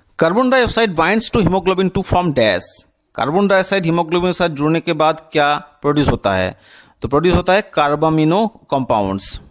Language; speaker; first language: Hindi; non-native, local second language; Bangla